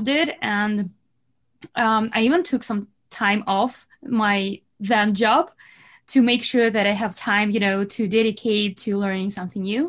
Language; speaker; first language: English; non-native, fluent; Russian